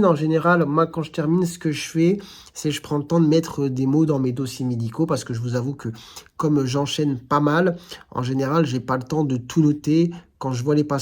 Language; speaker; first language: French; native; French